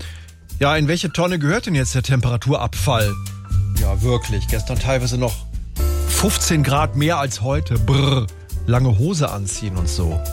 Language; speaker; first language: German; native; German